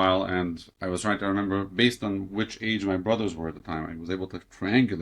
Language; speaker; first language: English; native; English